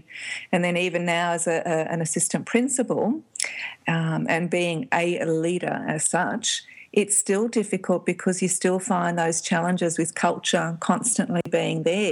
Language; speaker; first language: English; native; English